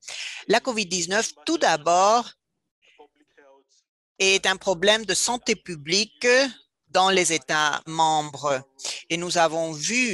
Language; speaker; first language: French; non-native, fluent; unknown